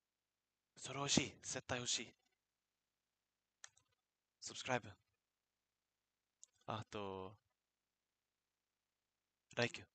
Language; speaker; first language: Japanese; non-native, learner; English